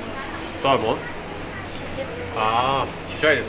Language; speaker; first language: Japanese; non-native, learner; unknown